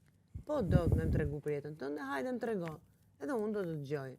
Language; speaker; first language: Albanian; native; Albanian